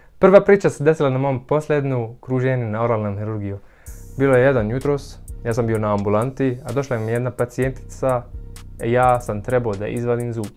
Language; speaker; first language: Bosnian; non-native, fluent; Arabic